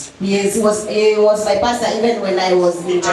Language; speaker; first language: English; non-native, fluent; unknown